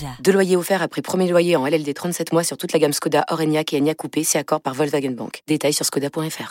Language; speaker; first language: French; native; French